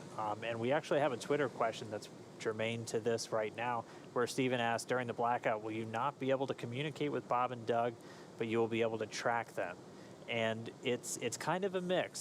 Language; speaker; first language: English; native; English